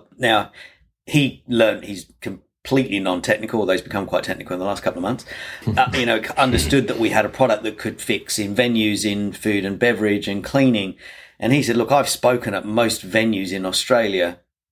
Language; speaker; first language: English; native; English